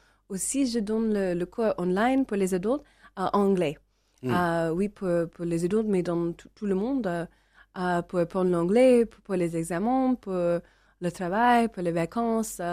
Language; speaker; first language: French; non-native, learner; English